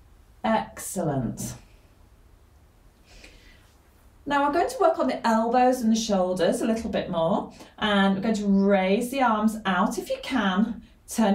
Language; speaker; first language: English; native; English